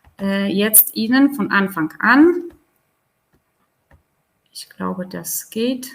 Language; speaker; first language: German; non-native, fluent; Polish